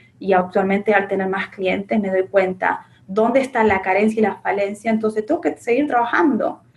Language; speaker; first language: Spanish; native; Spanish